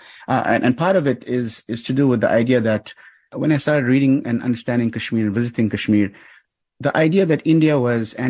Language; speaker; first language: English; native; English